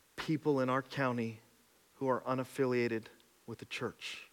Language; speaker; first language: English; native; English